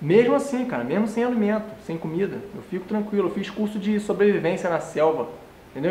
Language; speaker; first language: Portuguese; native; Portuguese